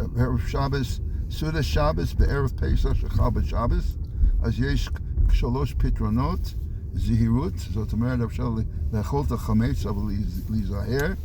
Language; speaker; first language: Hebrew; non-native, fluent; English